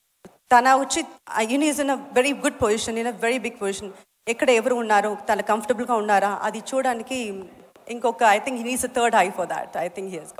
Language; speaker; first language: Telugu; non-native, local second language; Tamil